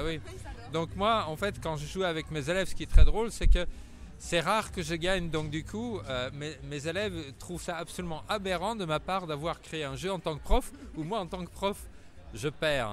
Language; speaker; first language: French; native; French